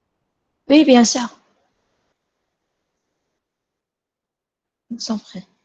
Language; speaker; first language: French; non-native, local second language; Arabic